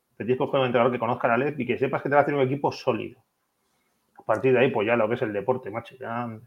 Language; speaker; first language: Spanish; native; Spanish